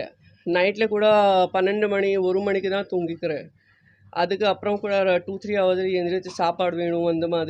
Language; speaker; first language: Tamil; non-native, fluent; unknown